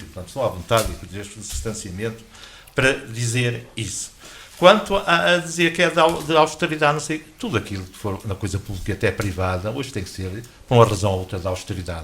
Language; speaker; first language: Portuguese; native; Portuguese